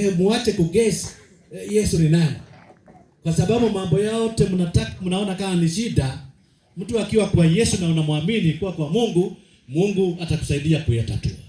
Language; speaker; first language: Swahili; non-native, local second language; Kikuyu